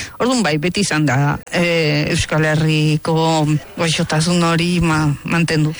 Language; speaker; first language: Basque; early bilingual, heritage; Basque